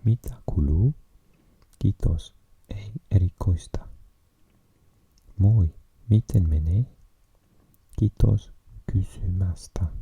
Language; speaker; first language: Finnish; non-native, learner; English